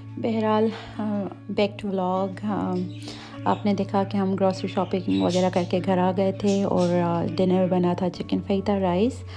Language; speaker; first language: Urdu; native; Urdu